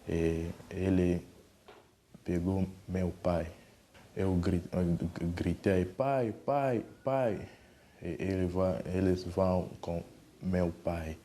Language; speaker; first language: Portuguese; non-native, learner; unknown